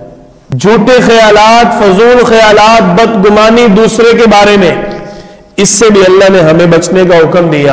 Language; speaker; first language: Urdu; non-native, local second language; Punjabi